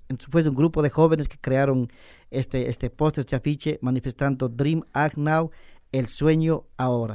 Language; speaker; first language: Spanish; native; Spanish